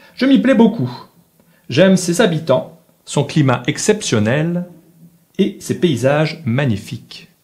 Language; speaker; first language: French; native; French